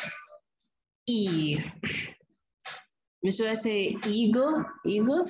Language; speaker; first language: Chinese; non-native, learner; English